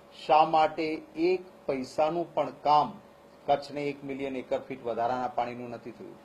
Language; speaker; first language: Gujarati; non-native, local second language; Kachhi